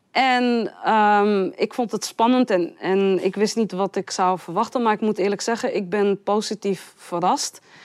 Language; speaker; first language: Dutch; early bilingual, other home language; Riffian